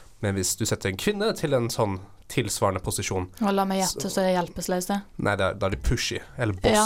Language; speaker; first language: Norwegian; native; Norwegian